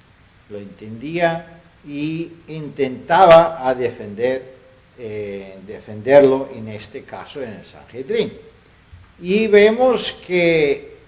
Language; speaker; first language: Spanish; non-native, fluent; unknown